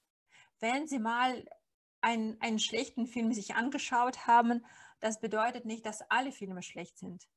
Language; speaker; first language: German; non-native, fluent; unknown